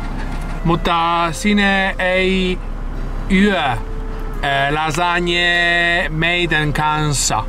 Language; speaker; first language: Finnish; non-native, learner; Italian